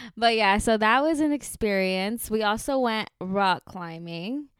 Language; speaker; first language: English; early bilingual, heritage; Spanish